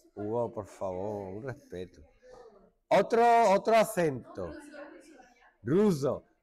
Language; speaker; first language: Spanish; native; Spanish